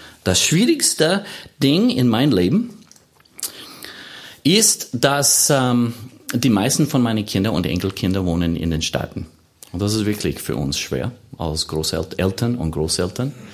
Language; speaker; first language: German; non-native, fluent; English